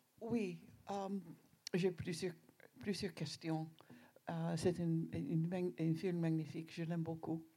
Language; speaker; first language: French; non-native, learner; English